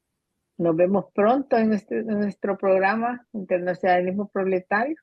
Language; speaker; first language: Spanish; native; Spanish